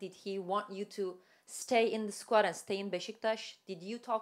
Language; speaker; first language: English; non-native, fluent; Turkish